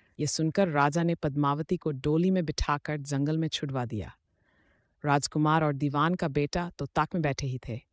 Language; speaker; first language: Hindi; native; Hindi